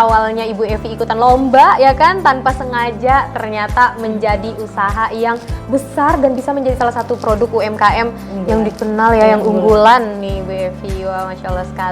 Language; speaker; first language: Indonesian; native; Indonesian